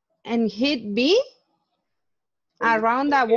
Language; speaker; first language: English; non-native, learner; Spanish